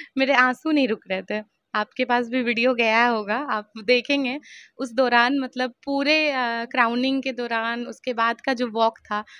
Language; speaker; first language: Hindi; native; Hindi